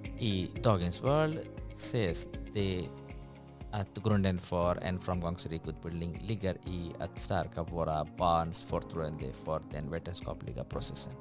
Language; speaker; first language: Swedish; non-native, fluent; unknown